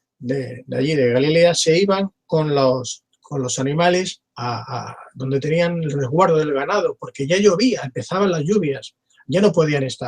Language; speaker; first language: Spanish; native; Spanish